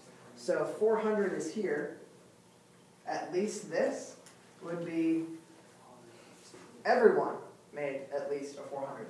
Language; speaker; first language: English; native; English